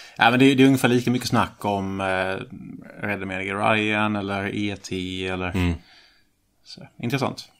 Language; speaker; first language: Swedish; native; Swedish